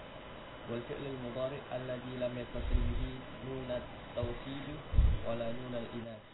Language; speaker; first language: Arabic; non-native, learner; Indonesian